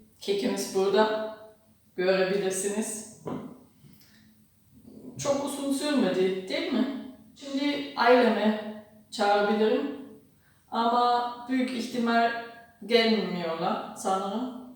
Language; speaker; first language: Turkish; non-native, learner; German